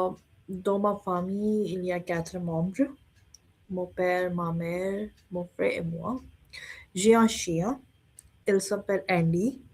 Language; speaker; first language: French; non-native, learner; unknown